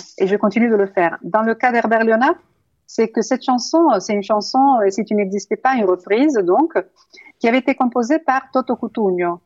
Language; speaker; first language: French; non-native, fluent; Italian